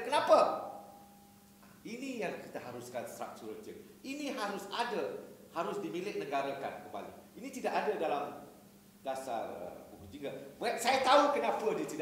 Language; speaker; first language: Malay; native; Malay